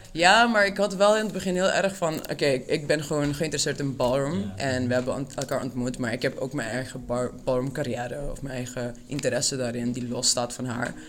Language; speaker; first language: Dutch; non-native, local second language; Papiamento